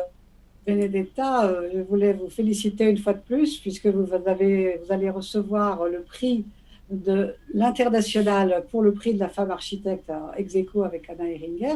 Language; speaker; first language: French; native; French